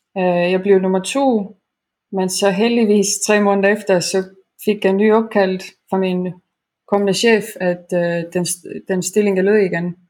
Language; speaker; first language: Danish; non-native, fluent; Estonian